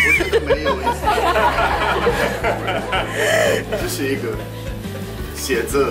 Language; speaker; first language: Chinese; non-native, learner; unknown